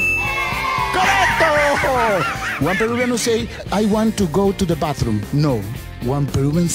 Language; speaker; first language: English; non-native, learner; Spanish